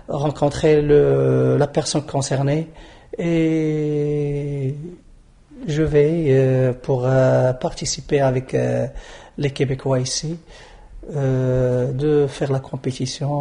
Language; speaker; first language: French; non-native, local second language; Arabic